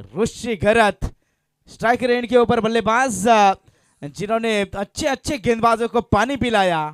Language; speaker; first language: Hindi; non-native, local second language; Marathi